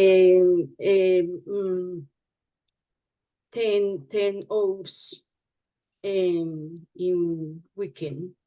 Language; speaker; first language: English; non-native, learner; Spanish